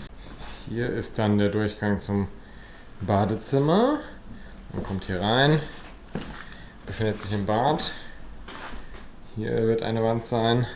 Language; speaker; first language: German; native; German